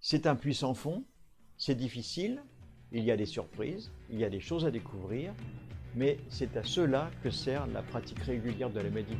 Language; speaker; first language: French; native; French